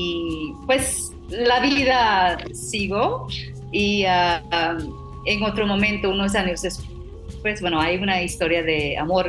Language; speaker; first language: Spanish; non-native, fluent; English